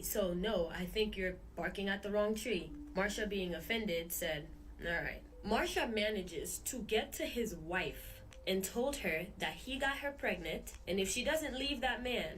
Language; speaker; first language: English; native; English